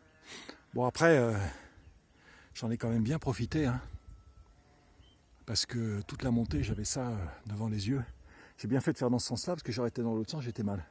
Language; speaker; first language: French; native; French